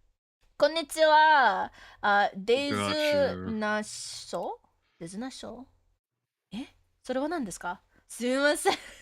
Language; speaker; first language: Japanese; non-native, learner; English